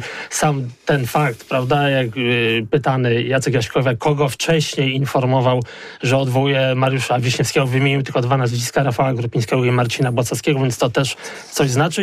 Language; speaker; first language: Polish; native; Polish